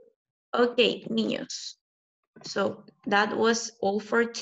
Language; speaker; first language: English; non-native, fluent; Spanish